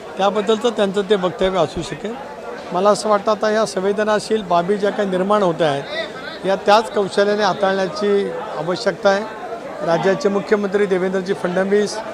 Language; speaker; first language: Marathi; native; Marathi